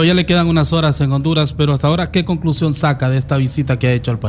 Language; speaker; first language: Spanish; native; Spanish